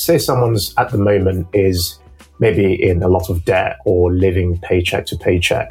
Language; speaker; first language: English; non-native, local second language; Yoruba